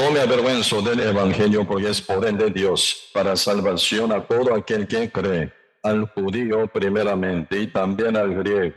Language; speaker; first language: Spanish; non-native, learner; Korean